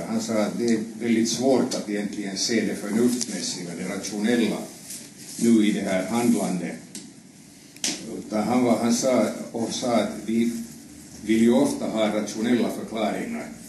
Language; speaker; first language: Swedish; native; Swedish